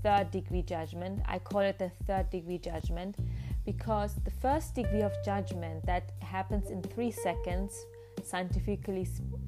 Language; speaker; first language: English; non-native, fluent; German